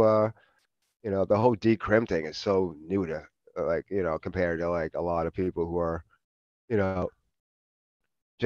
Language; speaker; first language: English; native; English